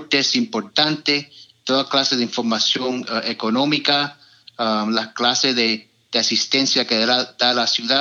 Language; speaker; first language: Spanish; early bilingual, heritage; Spanish